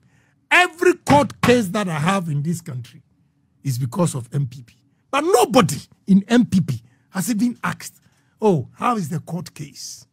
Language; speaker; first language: English; non-native, local second language; Akan